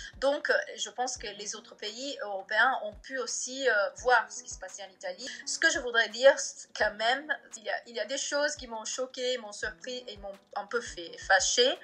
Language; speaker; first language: French; non-native, fluent; Italian